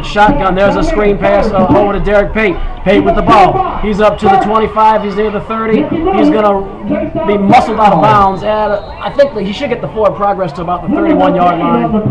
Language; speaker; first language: English; native; English